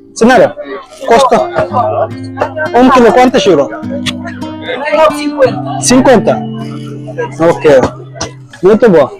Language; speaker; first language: Spanish; non-native, learner; Bangla